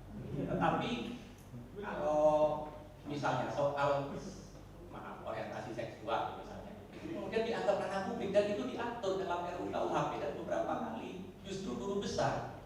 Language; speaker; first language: Indonesian; native; Indonesian